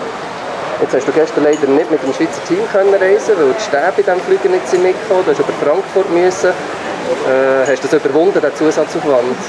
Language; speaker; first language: German; native; German